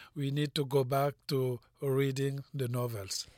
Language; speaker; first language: English; non-native, fluent; French